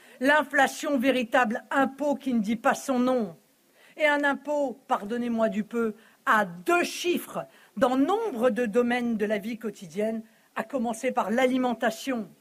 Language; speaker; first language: French; native; French